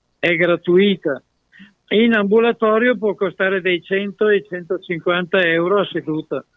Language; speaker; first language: Italian; native; Italian